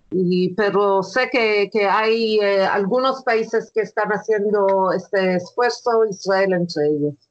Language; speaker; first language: Spanish; non-native, fluent; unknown